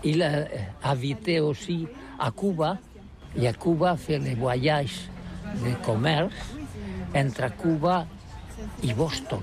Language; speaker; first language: French; non-native, learner; Catalan